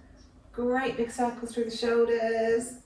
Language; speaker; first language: English; native; English